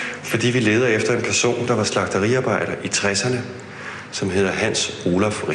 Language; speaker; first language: Danish; native; Danish